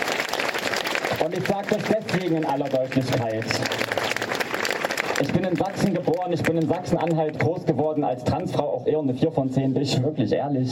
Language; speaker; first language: German; native; German